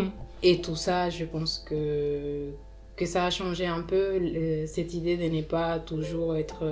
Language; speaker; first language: French; non-native, learner; Spanish